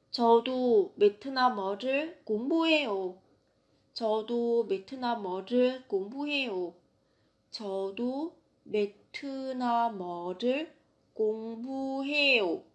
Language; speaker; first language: Korean; non-native, fluent; Vietnamese